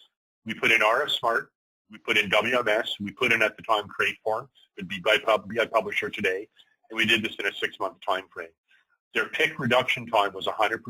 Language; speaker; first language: English; native; English